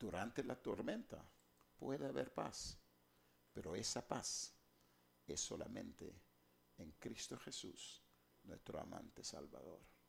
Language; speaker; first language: Spanish; non-native, fluent; English